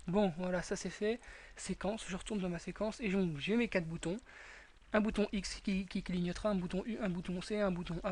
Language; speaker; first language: French; native; French